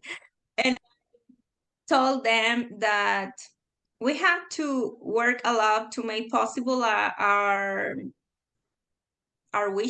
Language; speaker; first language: English; non-native, fluent; Spanish